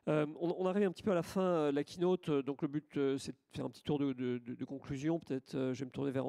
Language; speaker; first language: French; native; French